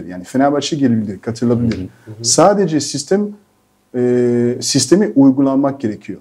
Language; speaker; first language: Turkish; non-native, fluent; French